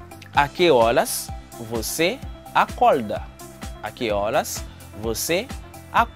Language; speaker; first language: Portuguese; non-native, fluent; Haitian Creole